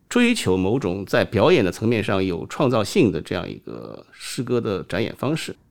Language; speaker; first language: Chinese; non-native, local second language; Wu Chinese